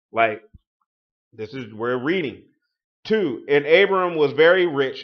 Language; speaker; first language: English; native; English